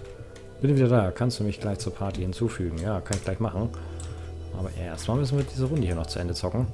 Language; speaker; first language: German; native; German